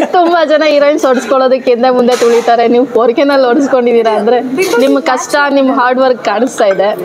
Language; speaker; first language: Kannada; native; Kannada